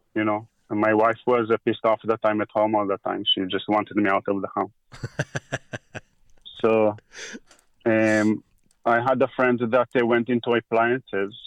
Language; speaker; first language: English; early bilingual, heritage; Hebrew